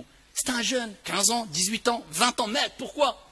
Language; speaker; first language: French; early bilingual, other home language; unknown